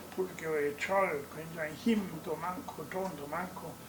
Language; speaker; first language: Korean; non-native, fluent; English